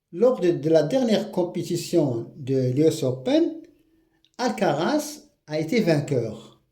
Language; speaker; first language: French; non-native, local second language; Arabic